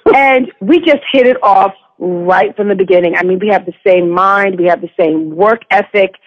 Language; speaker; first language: English; native; English